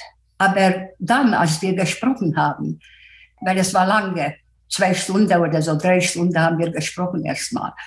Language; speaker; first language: German; non-native, fluent; Hungarian